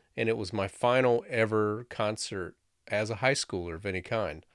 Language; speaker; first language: English; native; English